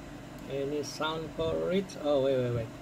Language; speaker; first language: English; non-native, fluent; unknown